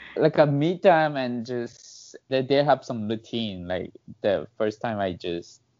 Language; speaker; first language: English; non-native, fluent; Korean